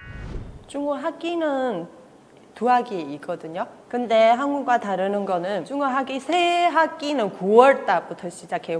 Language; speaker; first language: Korean; non-native, fluent; Chinese